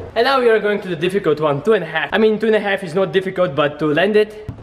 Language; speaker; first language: English; non-native, fluent; Bulgarian